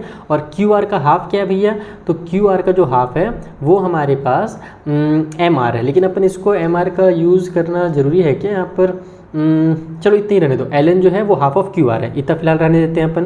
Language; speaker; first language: Hindi; native; Hindi